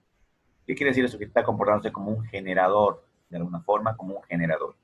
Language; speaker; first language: Spanish; native; Spanish